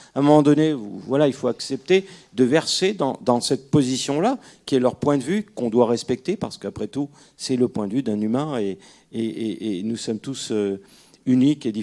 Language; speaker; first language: French; native; French